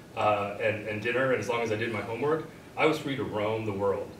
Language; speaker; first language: English; native; English